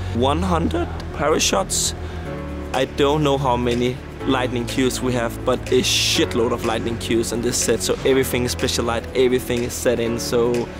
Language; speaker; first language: English; non-native, fluent; Danish